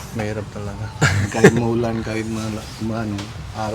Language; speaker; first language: Filipino; non-native, learner; Punjabi